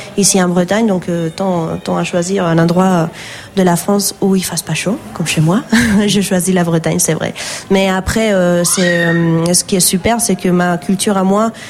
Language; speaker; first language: French; non-native, fluent; Asturian